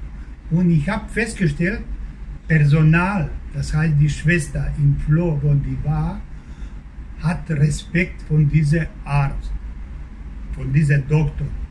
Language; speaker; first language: German; non-native, learner; Croatian